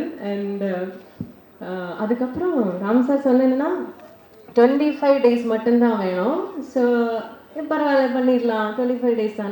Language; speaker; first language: Tamil; non-native, learner; Malayalam